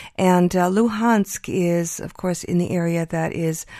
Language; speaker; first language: English; early bilingual, other home language; Ukrainian